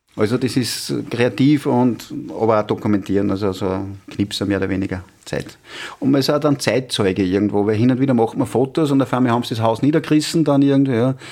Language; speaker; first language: German; native; German